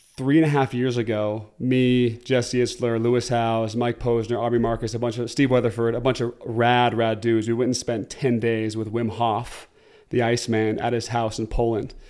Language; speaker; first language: English; native; English